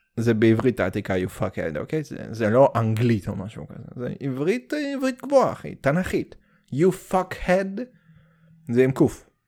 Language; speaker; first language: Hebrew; early bilingual, heritage; Hebrew